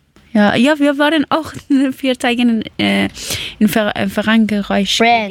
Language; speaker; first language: German; non-native, learner; Persian